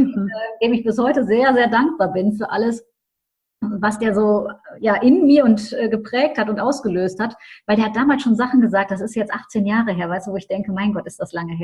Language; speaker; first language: German; native; German